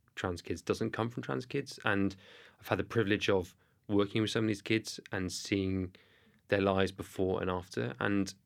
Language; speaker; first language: English; native; English